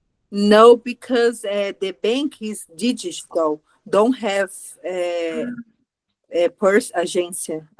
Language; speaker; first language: English; non-native, learner; Portuguese